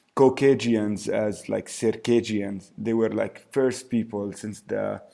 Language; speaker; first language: English; early bilingual, other home language; Arabic